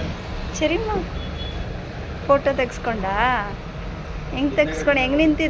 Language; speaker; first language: Kannada; native; Kannada